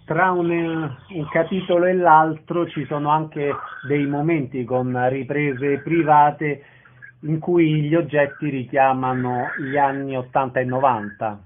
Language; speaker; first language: Italian; native; Italian